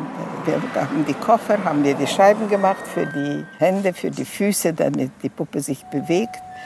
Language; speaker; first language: German; non-native, fluent; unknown